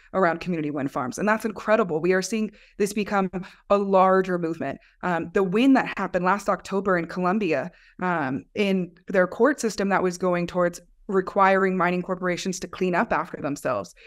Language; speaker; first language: English; native; English